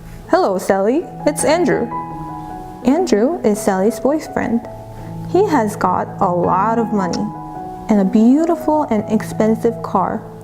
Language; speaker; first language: English; non-native, fluent; Korean